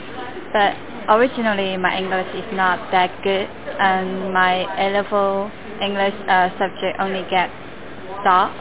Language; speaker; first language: English; non-native, learner; Cantonese